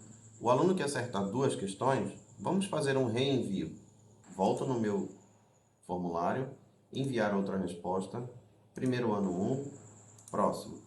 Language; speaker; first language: Portuguese; native; Portuguese